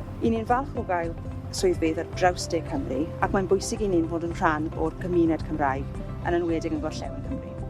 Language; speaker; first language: Welsh; non-native, local second language; English